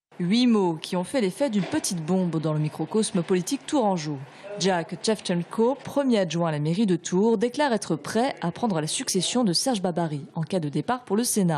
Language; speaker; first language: French; native; French